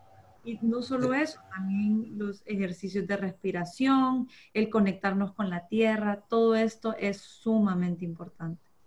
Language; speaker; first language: Spanish; early bilingual, heritage; Spanish